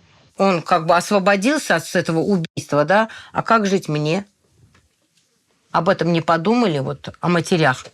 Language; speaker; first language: Russian; native; Russian